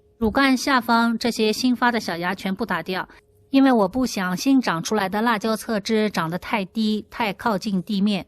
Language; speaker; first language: Chinese; native; Chinese